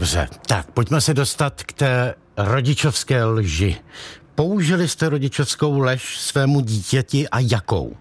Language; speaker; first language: Czech; native; Czech